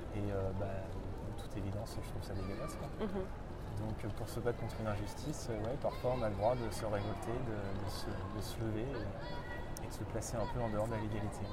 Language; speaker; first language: French; native; French